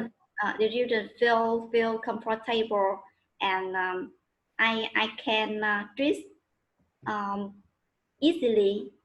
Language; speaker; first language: English; non-native, learner; Vietnamese